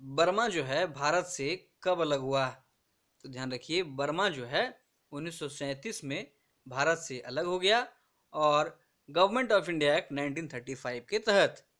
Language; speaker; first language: Hindi; native; Hindi